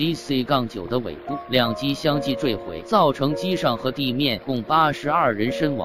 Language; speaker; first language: Chinese; native; Chinese